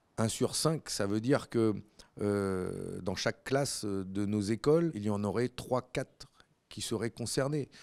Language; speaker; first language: French; native; French